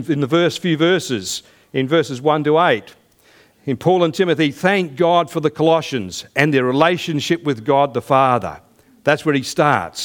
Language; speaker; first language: English; native; English